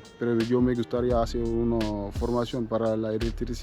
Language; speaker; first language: Spanish; non-native, fluent; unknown